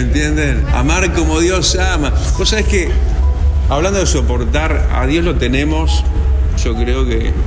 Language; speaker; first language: Spanish; native; Spanish